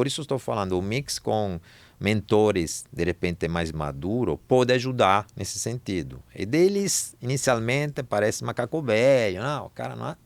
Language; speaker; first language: Portuguese; non-native, fluent; Italian